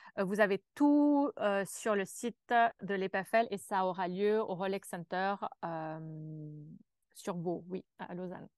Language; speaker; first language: French; native; French